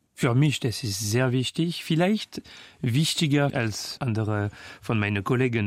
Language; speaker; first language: German; non-native, fluent; French